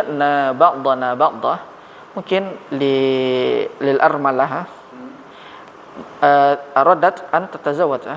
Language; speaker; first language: Arabic; non-native, fluent; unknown